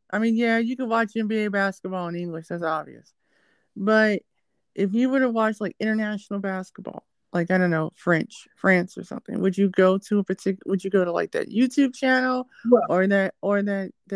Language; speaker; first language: English; native; English